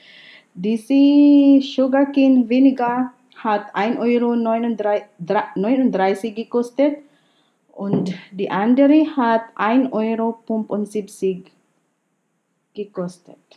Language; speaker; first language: German; non-native, learner; Filipino